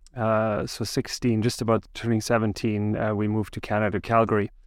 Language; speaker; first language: English; early bilingual, other home language; German